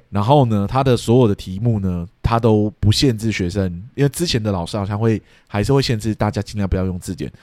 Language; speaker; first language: Chinese; early bilingual, heritage; Chinese